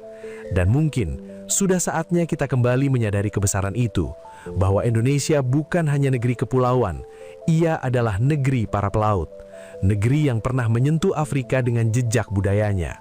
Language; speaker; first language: Indonesian; native; Indonesian